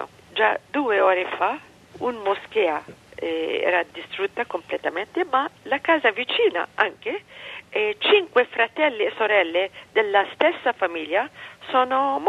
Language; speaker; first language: Italian; non-native, fluent; Arabic